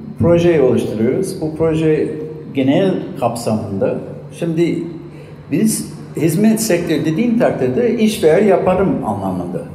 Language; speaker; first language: Turkish; non-native, fluent; English